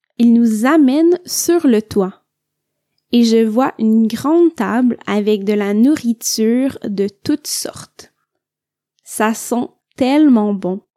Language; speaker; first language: French; native; French